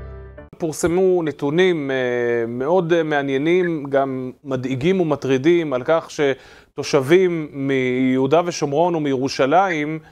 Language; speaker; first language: Hebrew; native; Hebrew